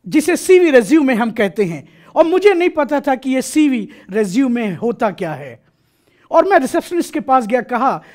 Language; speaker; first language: Hindi; native; Hindi